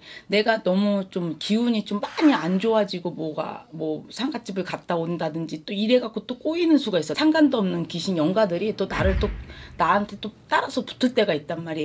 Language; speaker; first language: Korean; native; Korean